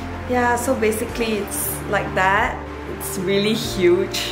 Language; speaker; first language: English; non-native, local second language; Chinese